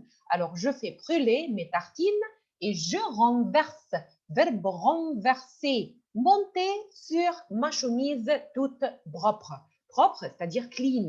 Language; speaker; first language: French; non-native, fluent; Arabic